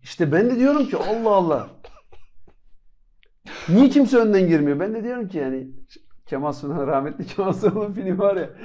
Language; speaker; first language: Turkish; native; Turkish